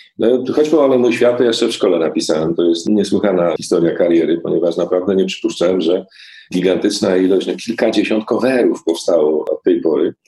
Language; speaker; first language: Polish; native; Polish